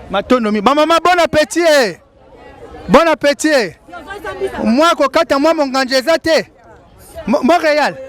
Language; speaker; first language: Lingala; native; Lingala